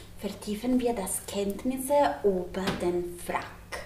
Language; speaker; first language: German; non-native, learner; Italian